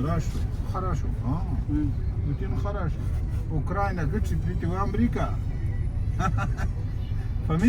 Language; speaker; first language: Russian; non-native, learner; Persian